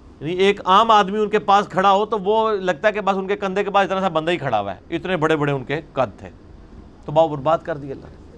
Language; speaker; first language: Urdu; non-native, local second language; Punjabi